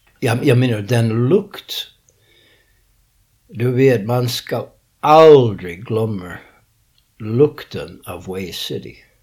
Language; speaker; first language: Swedish; early bilingual, heritage; English